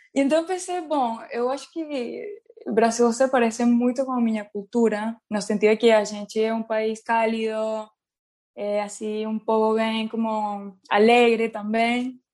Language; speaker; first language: Portuguese; non-native, learner; Spanish